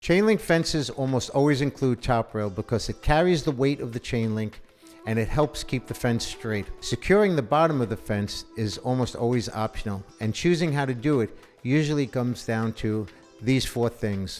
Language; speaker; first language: English; native; English